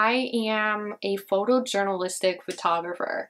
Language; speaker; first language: English; native; English